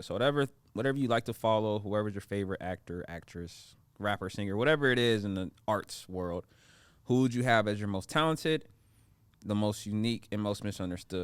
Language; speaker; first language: English; native; English